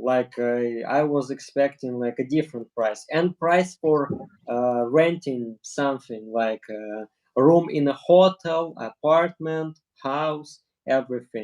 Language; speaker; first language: English; non-native, learner; Russian